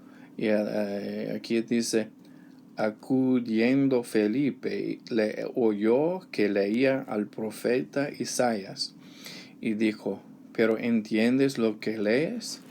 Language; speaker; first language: Spanish; non-native, learner; English